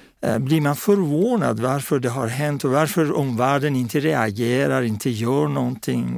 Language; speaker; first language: Swedish; non-native, fluent; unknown